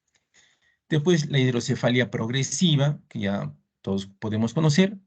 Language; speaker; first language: Spanish; native; Spanish